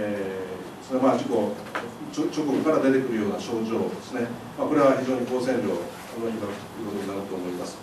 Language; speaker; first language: Japanese; native; Japanese